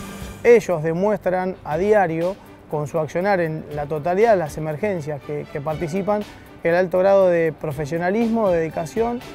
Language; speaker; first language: Spanish; native; Spanish